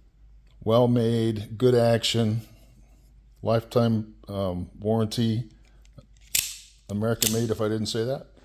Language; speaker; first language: English; native; English